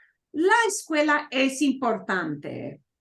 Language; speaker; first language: Spanish; non-native, fluent; English